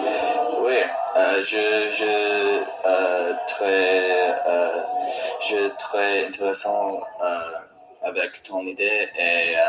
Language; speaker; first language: French; non-native, learner; English